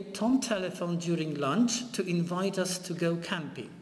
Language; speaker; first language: English; non-native, fluent; Polish